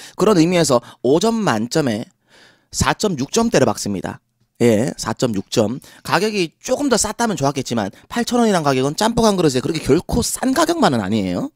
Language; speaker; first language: Korean; native; Korean